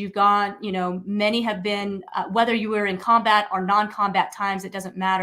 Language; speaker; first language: English; native; English